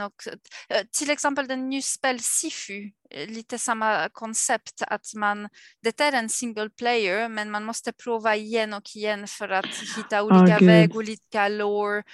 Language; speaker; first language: Swedish; non-native, fluent; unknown